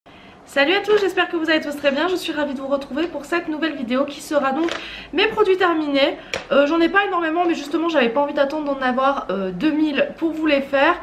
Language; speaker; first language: French; native; French